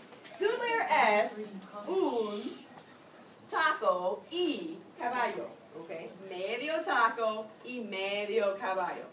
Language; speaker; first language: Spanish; non-native, learner; English